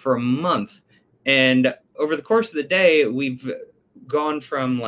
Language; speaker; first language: English; native; English